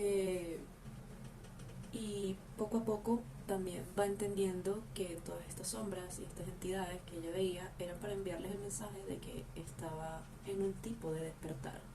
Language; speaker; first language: Spanish; native; Spanish